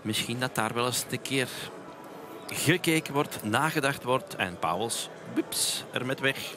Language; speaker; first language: Dutch; native; Dutch